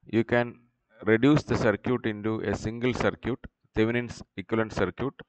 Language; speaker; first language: English; non-native, local second language; Malayalam